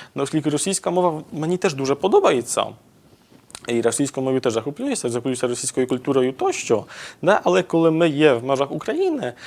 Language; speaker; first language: Ukrainian; non-native, fluent; Polish